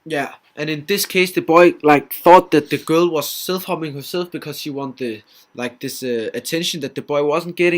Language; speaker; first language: English; non-native, fluent; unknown